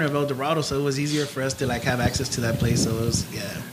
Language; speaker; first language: English; native; English